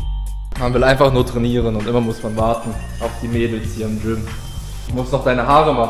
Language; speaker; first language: German; native; German